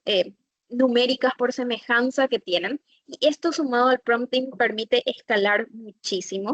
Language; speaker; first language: Spanish; native; Spanish